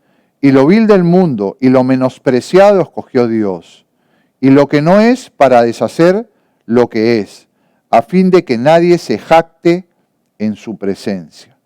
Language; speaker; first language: Spanish; native; Spanish